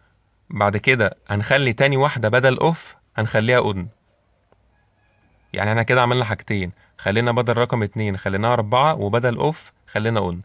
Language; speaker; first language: Arabic; native; Arabic